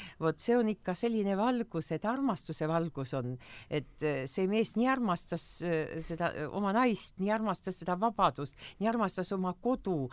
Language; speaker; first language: Estonian; non-native, local second language; Russian